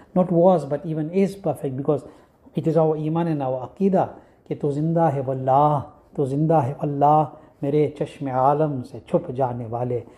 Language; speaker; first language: English; native; English